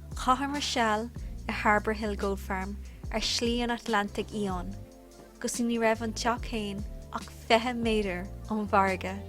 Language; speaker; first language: Irish; non-native, local second language; English